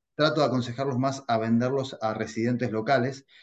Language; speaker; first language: Spanish; native; Spanish